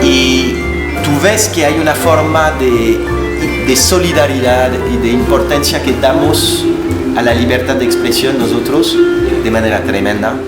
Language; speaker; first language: Spanish; non-native, fluent; French